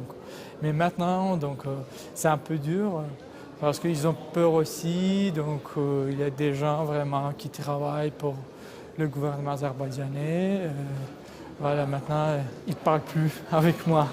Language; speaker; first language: French; non-native, fluent; Azerbaijani